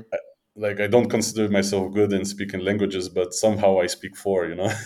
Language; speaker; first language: English; native; English